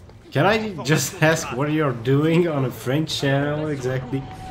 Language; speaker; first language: English; non-native, fluent; French